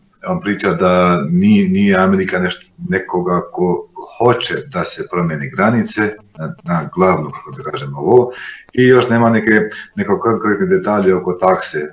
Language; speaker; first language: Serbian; non-native, local second language; Albanian